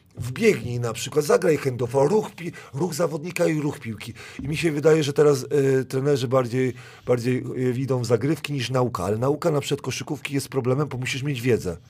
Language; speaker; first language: Polish; native; Polish